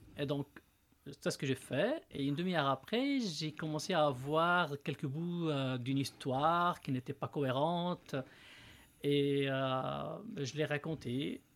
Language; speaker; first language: French; non-native, local second language; Arabic